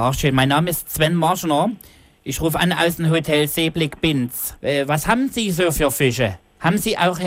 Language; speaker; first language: German; native; German